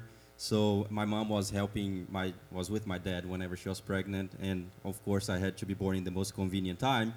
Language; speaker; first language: English; non-native, fluent; Portuguese